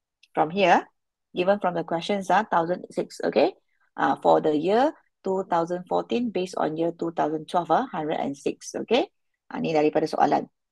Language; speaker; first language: English; non-native, local second language; Malay